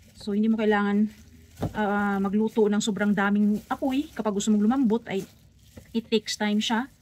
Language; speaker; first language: Filipino; non-native, local second language; Cebuano